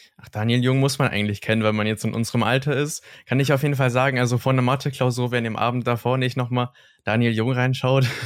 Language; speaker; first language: German; native; German